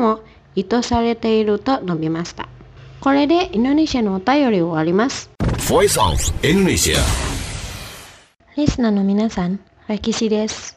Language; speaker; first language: Japanese; non-native, fluent; Indonesian